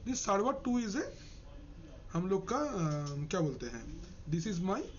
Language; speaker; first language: Hindi; non-native, local second language; Bangla